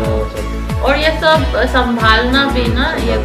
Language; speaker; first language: Hindi; non-native, learner; Korean